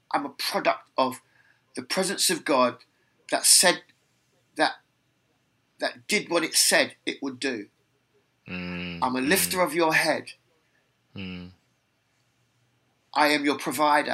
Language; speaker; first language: English; native; English